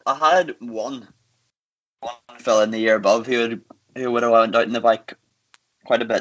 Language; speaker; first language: English; native; English